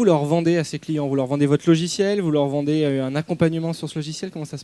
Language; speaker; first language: French; native; French